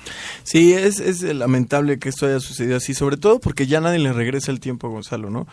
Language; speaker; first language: Spanish; native; Spanish